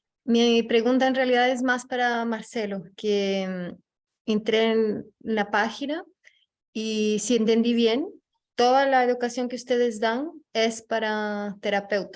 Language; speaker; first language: Spanish; non-native, fluent; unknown